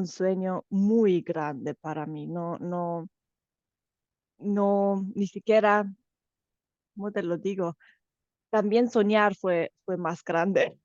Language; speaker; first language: Spanish; non-native, fluent; Romanian